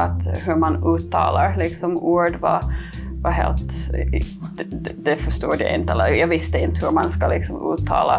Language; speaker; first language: Swedish; non-native, fluent; English